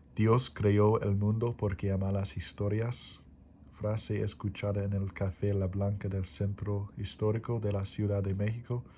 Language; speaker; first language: Spanish; non-native, fluent; English